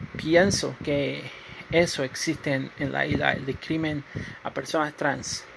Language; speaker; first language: Spanish; native; Spanish